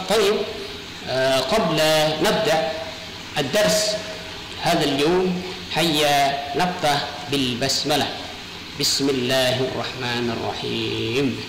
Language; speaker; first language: Arabic; non-native, fluent; Indonesian